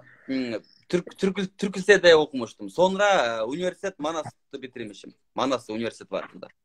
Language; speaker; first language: Turkish; non-native, learner; Kyrgyz